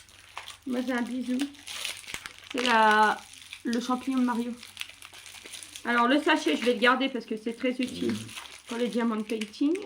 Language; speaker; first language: French; native; French